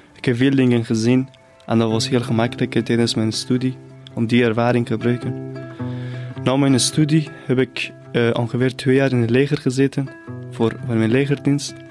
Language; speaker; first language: Dutch; non-native, fluent; Persian